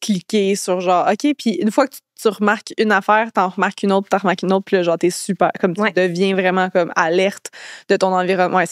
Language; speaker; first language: French; native; French